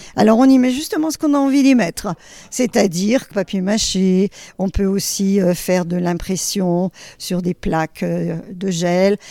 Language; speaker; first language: French; native; French